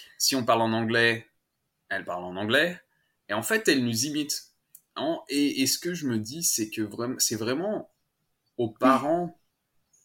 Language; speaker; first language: French; native; French